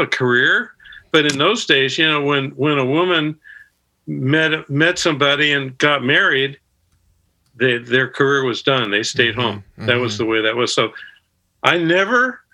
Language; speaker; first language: English; native; English